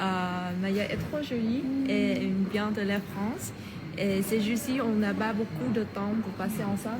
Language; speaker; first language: French; non-native, fluent; Vietnamese